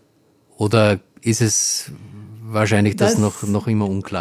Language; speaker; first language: German; native; German